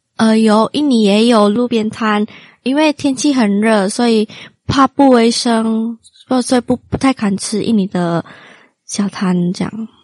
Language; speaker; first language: Chinese; non-native, fluent; Min Nan Chinese